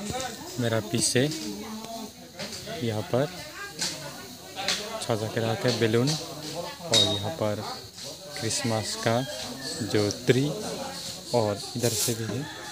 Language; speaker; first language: Hindi; non-native, local second language; Kok Borok